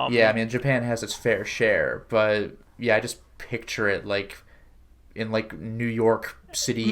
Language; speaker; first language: English; native; English